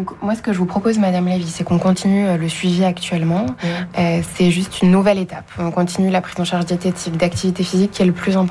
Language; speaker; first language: French; native; French